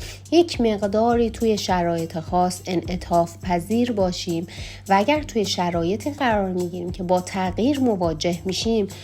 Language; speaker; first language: Persian; native; Persian